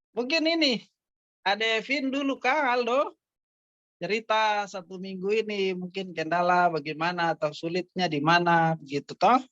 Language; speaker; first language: Indonesian; native; Indonesian